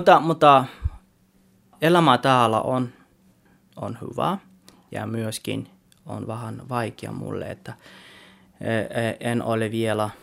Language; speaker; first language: Finnish; non-native, learner; Tswana